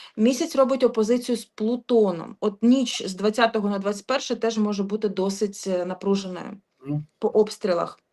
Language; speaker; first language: Ukrainian; native; Ukrainian